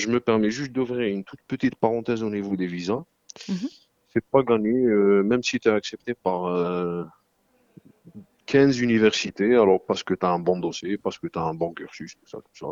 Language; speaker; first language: French; non-native, local second language; Arabic